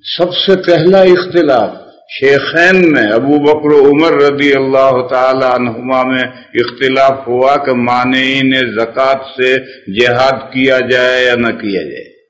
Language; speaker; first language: Urdu; native; Urdu